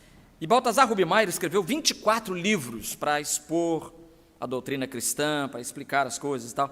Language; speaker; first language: Portuguese; native; Portuguese